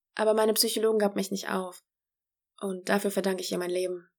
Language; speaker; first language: German; early bilingual, other home language; Polish